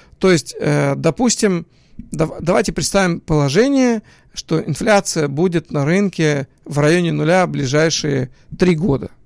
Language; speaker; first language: Russian; early bilingual, other home language; Hebrew